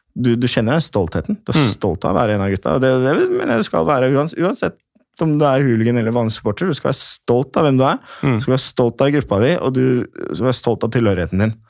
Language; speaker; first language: Norwegian; native; Norwegian